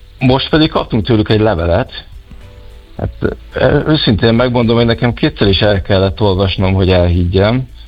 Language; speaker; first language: Hungarian; native; Hungarian